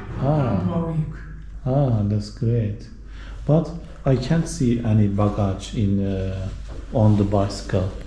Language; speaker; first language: English; non-native, learner; Turkish